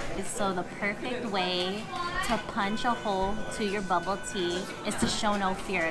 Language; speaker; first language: English; native; English